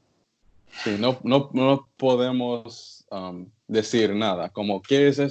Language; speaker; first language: Spanish; non-native, learner; English